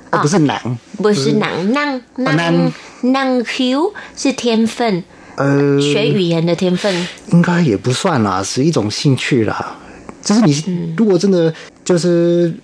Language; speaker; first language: Chinese; non-native, fluent; English